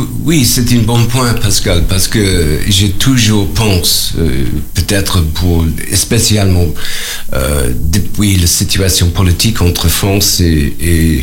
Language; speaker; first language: French; non-native, learner; English